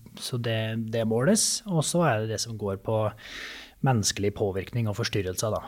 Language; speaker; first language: Norwegian; native; Norwegian